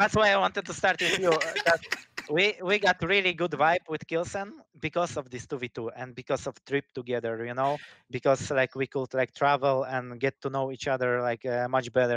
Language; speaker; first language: English; non-native, fluent; Polish